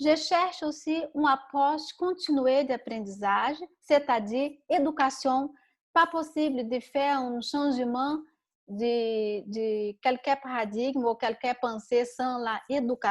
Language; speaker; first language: French; non-native, learner; Portuguese